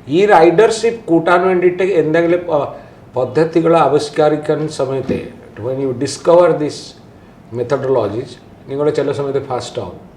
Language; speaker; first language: Malayalam; non-native, local second language; Odia